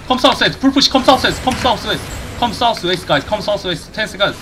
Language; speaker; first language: English; non-native, learner; Korean